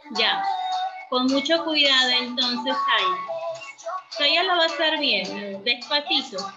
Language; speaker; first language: Spanish; native; Spanish